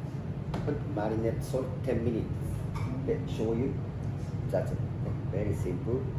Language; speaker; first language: English; non-native, learner; Japanese